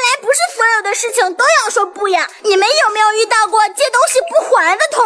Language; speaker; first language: Chinese; native; Chinese